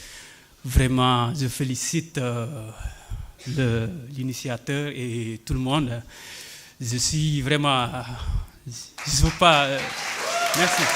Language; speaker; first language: French; non-native, local second language; Wolof